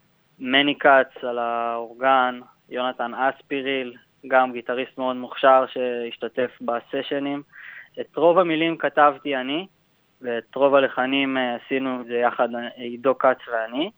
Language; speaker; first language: Hebrew; native; Hebrew